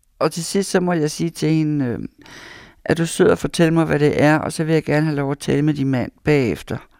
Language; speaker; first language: Danish; native; Danish